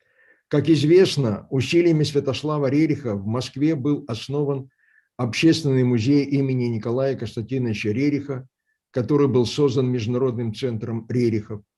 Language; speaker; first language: Russian; native; Russian